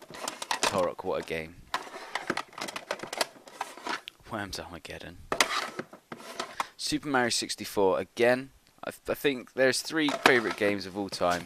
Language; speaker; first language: English; native; English